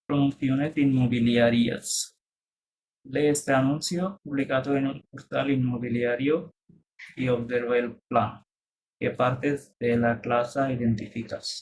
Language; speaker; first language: Spanish; non-native, fluent; Bangla